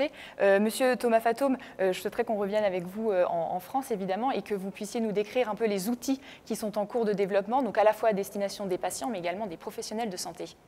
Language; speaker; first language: French; native; French